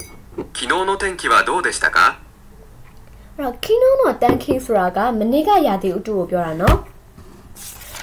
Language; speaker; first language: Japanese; non-native, fluent; Burmese